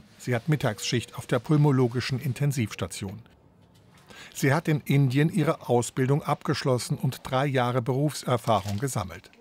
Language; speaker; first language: German; native; German